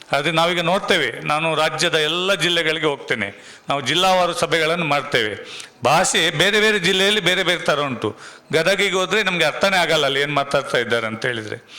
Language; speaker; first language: Kannada; non-native, local second language; Tulu